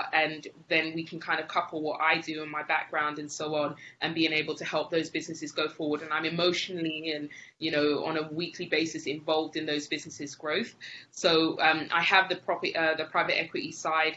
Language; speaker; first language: English; native; English